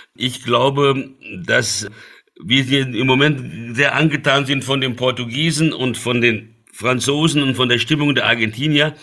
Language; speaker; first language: German; early bilingual, other home language; Portuguese